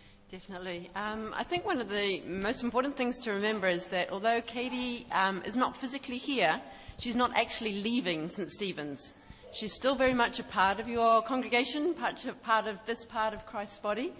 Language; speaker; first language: English; native; English